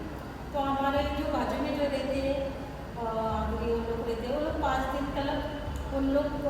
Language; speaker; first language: Hindi; non-native, local second language; Marathi